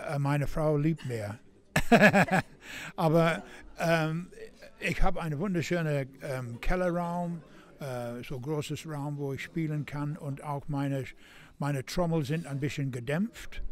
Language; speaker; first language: German; non-native, fluent; English